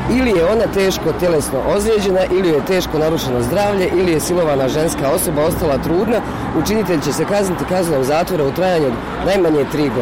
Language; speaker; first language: Serbian; native; Serbian